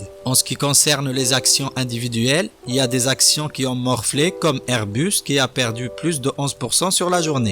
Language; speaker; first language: French; native; French